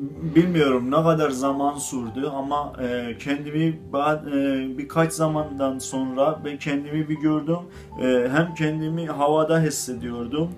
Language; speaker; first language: Turkish; non-native, fluent; Azerbaijani